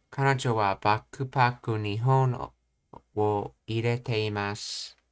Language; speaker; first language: Japanese; non-native, learner; English